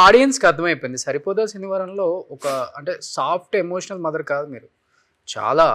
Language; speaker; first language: Telugu; native; Telugu